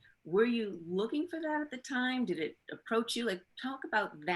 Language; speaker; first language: English; native; English